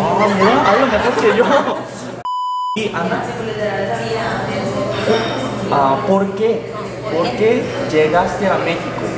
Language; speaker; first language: Spanish; non-native, fluent; Korean